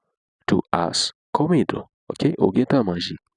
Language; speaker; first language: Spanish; non-native, learner; Haitian Creole